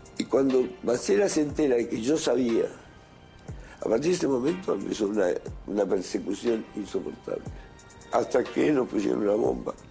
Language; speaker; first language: Spanish; native; Spanish